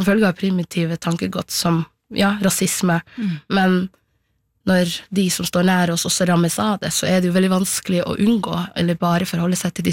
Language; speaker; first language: Norwegian; non-native, local second language; Somali